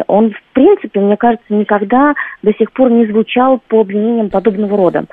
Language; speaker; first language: Russian; native; Russian